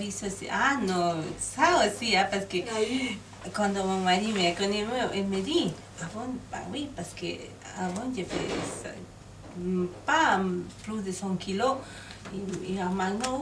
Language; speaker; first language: French; non-native, learner; Spanish